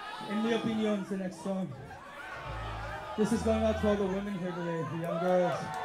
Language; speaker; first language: English; early bilingual, other home language; Spanish